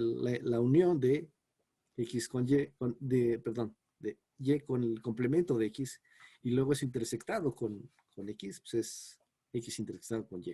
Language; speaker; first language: Spanish; native; Spanish